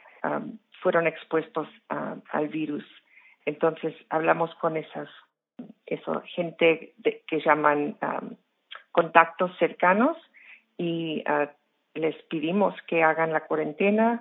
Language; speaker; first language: Spanish; early bilingual, heritage; English